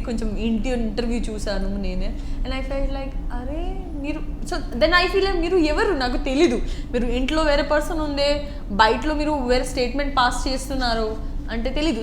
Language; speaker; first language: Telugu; non-native, learner; Gujarati